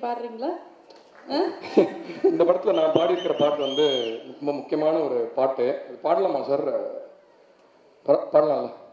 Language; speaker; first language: Tamil; native; Tamil